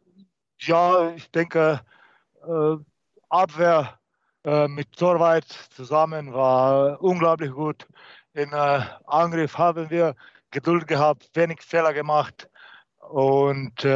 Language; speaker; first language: German; non-native, learner; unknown